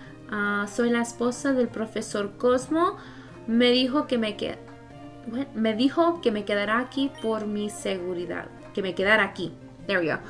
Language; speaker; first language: Spanish; early bilingual, heritage; Spanish